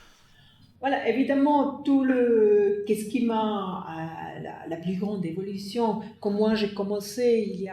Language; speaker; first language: French; non-native, fluent; German